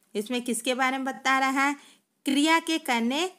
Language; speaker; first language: Hindi; non-native, local second language; Telugu